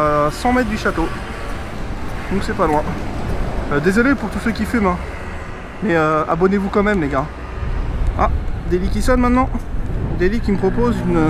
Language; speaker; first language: French; native; French